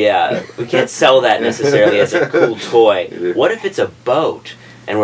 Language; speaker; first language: English; native; English